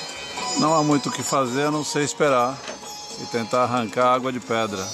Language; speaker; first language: Portuguese; native; Portuguese